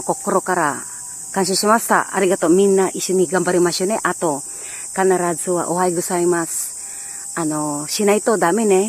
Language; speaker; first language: Japanese; non-native, learner; Filipino